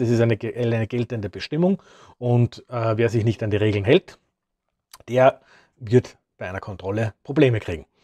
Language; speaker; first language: German; native; German